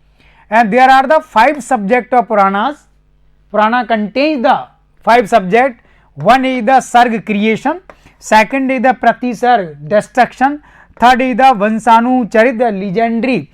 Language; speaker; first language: English; non-native, local second language; Hindi